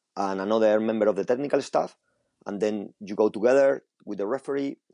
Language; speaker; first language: English; non-native, fluent; Spanish